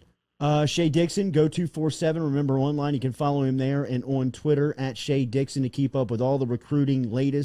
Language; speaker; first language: English; native; English